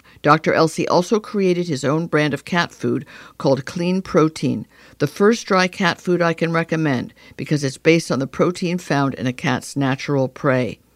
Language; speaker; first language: English; native; English